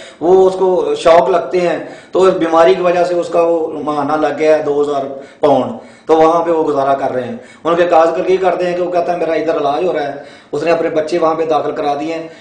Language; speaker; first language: Urdu; non-native, local second language; Punjabi